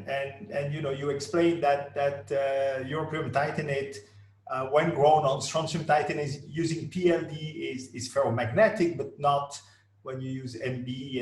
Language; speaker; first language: English; non-native, fluent; French